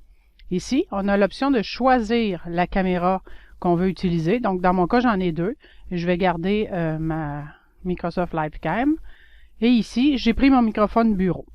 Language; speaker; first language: French; native; French